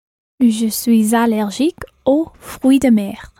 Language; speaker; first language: French; non-native, learner; English